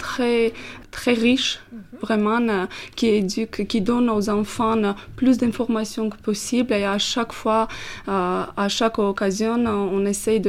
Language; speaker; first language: French; non-native, fluent; Armenian